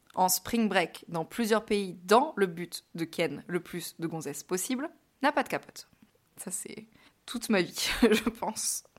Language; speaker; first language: French; native; French